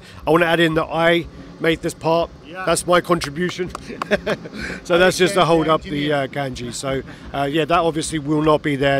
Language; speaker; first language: English; native; English